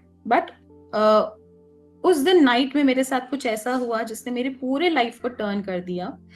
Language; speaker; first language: Hindi; native; Hindi